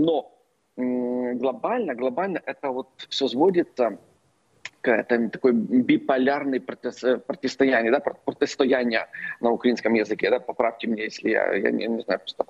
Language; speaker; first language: Russian; non-native, local second language; Ukrainian